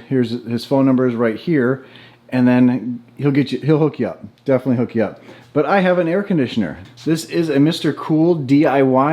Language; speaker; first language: English; native; English